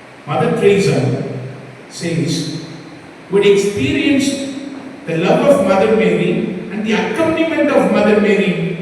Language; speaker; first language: English; non-native, local second language; Tamil